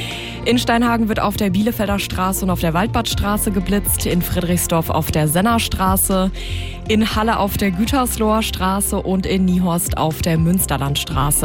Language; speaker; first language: German; native; German